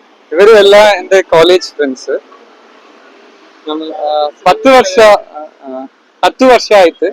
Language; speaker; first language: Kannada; non-native, learner; Malayalam